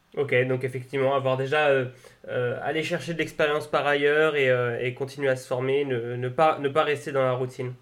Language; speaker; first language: French; native; French